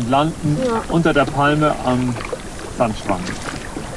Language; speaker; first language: German; native; German